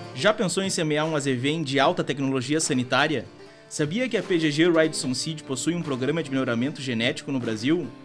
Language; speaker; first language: Portuguese; native; Portuguese